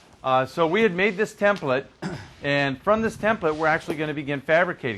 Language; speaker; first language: English; native; English